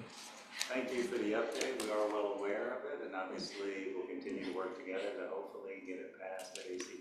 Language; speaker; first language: English; native; English